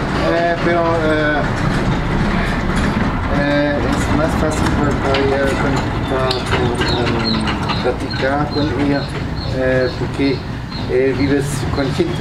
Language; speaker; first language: Spanish; non-native, learner; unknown